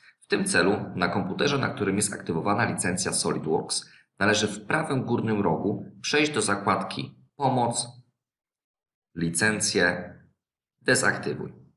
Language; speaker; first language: Polish; native; Polish